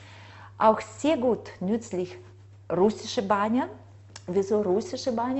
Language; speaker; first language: German; non-native, fluent; Russian